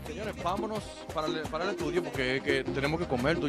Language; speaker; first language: Spanish; native; Spanish